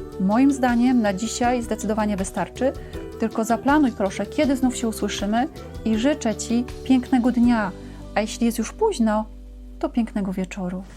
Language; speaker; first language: Polish; native; Polish